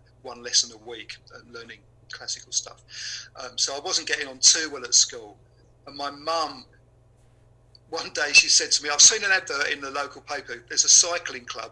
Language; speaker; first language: English; native; English